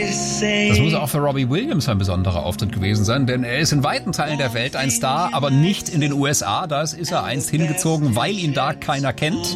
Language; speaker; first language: German; native; German